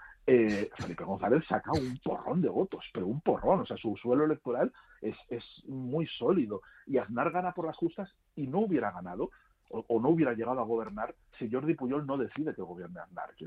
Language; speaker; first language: Spanish; native; Spanish